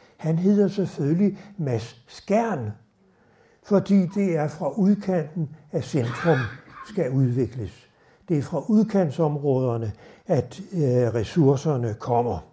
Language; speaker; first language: Danish; native; Danish